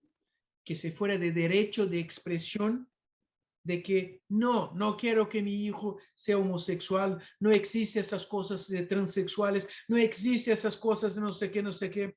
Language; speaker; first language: Spanish; non-native, fluent; Portuguese